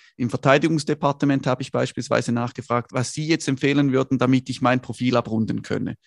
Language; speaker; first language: German; native; German